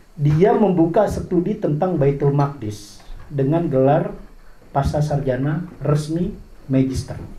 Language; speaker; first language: Indonesian; non-native, local second language; Madurese